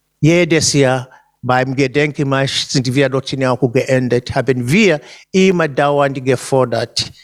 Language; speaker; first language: German; non-native, fluent; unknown